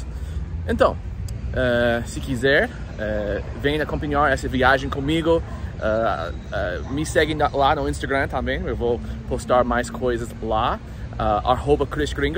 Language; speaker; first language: Portuguese; non-native, learner; English